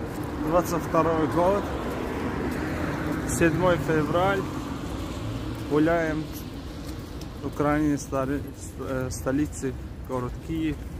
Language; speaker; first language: Russian; non-native, learner; Azerbaijani